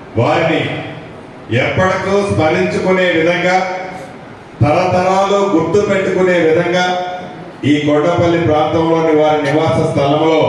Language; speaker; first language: Telugu; native; Telugu